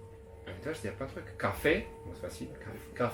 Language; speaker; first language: French; native; French